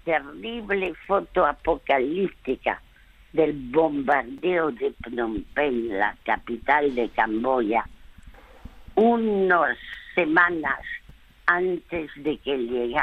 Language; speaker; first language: Spanish; early bilingual, other home language; French